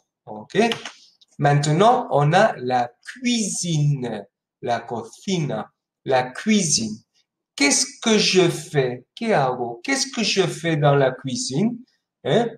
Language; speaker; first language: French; non-native, fluent; Spanish